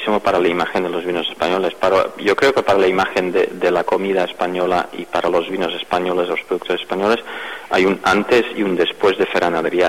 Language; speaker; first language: Spanish; non-native, fluent; Dutch